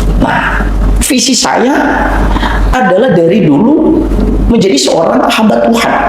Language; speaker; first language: Indonesian; non-native, local second language; Nias